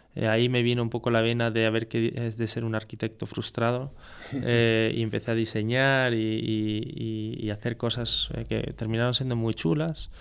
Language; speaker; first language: Spanish; non-native, fluent; French